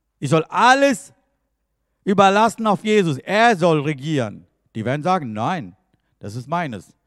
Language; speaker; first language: German; non-native, fluent; Tamil